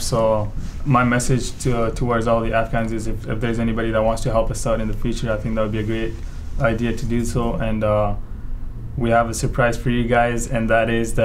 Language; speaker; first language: English; early bilingual, other home language; Pashto